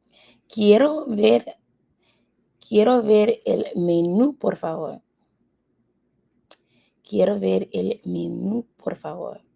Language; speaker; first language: Spanish; non-native, learner; English